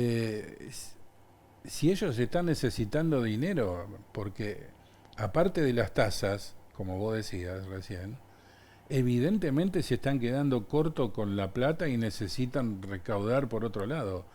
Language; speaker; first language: Spanish; native; Spanish